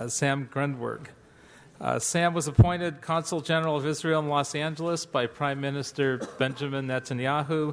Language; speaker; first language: English; native; English